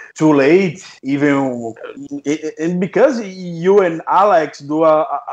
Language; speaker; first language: English; non-native, fluent; Portuguese